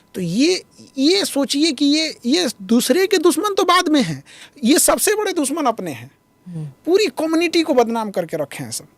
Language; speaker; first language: Hindi; native; Hindi